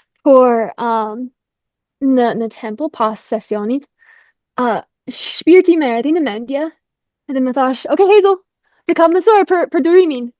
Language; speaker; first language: Albanian; non-native, fluent; English